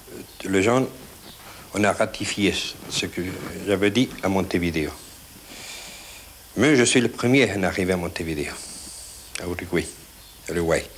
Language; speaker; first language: French; non-native, fluent; Spanish